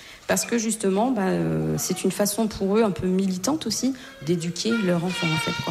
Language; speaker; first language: French; native; French